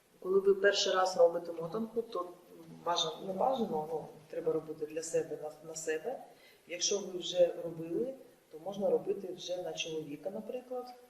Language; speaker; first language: Ukrainian; non-native, local second language; Russian